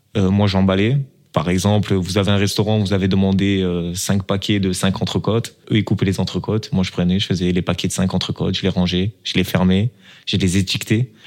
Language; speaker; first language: French; native; French